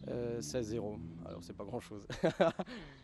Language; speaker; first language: French; non-native, fluent; German